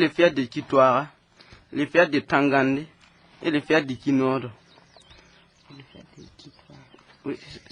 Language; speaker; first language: French; non-native, local second language; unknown